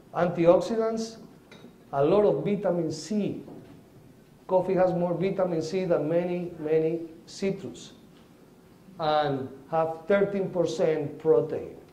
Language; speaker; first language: English; non-native, fluent; Spanish